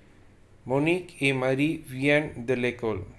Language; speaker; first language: French; non-native, fluent; Tamil